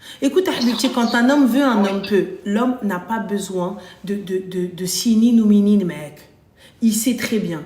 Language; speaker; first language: French; early bilingual, other home language; Arabic